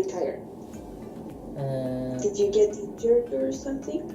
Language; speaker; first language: English; non-native, fluent; Bosnian